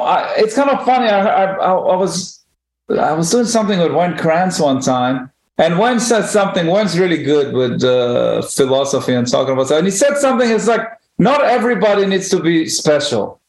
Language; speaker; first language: English; non-native, fluent; Hebrew